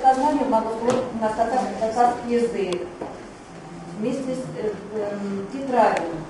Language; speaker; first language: Russian; non-native, local second language; Tatar